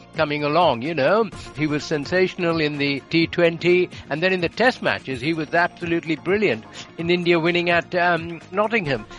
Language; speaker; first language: English; non-native, local second language; Bangla